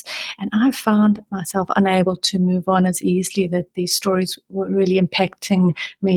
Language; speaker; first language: English; native; English